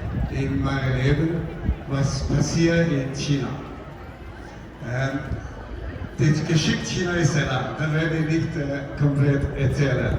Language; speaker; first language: German; non-native, fluent; Cantonese